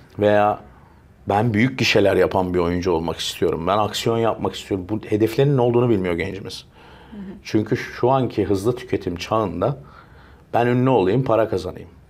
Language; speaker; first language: Turkish; early bilingual, heritage; Turkish